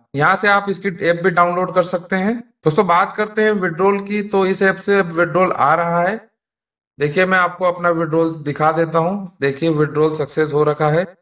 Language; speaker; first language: Hindi; native; Hindi